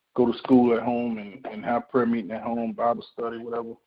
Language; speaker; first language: English; native; English